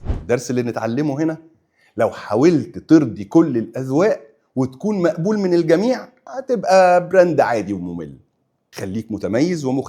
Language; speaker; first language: Arabic; native; Arabic